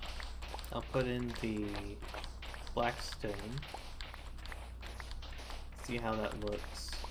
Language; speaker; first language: English; native; English